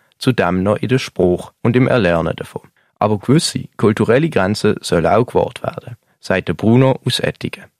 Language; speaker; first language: German; native; German